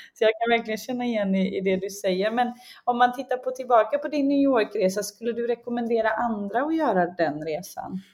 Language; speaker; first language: Swedish; early bilingual, other home language; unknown